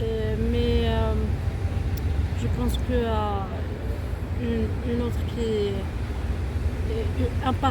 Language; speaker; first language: French; non-native, fluent; Arabic